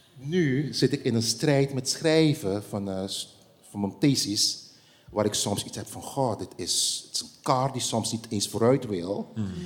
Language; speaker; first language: Dutch; non-native, local second language; Papiamento